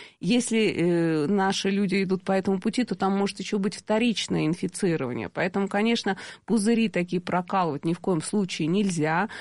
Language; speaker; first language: Russian; native; Russian